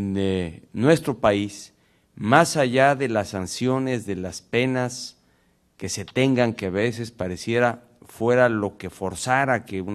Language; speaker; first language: Spanish; native; Spanish